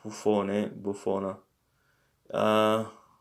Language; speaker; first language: Italian; non-native, learner; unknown